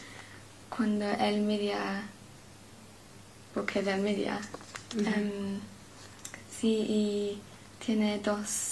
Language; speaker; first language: Spanish; non-native, learner; English